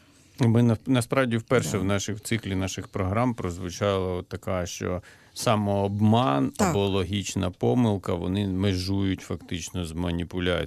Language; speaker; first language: Ukrainian; native; Ukrainian